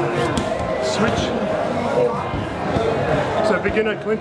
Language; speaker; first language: English; native; English